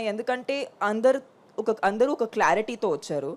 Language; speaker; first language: Telugu; non-native, fluent; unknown